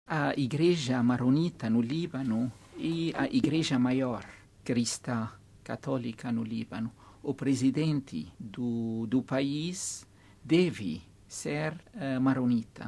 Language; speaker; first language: Portuguese; non-native, fluent; Arabic